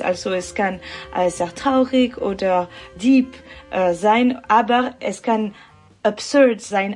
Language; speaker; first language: German; non-native, learner; French